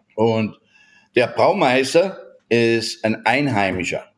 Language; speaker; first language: German; native; German